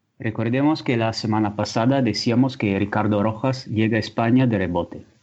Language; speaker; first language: Spanish; non-native, fluent; Italian